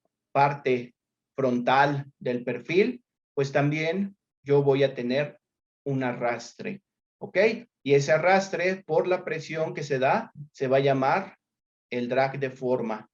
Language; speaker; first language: Spanish; native; Spanish